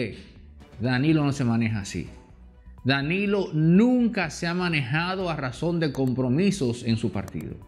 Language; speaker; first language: Spanish; native; Spanish